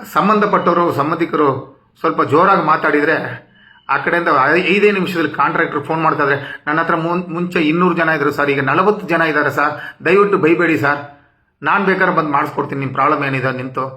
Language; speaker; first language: Kannada; non-native, local second language; Tamil